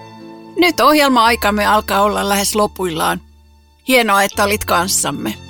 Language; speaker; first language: Finnish; native; Finnish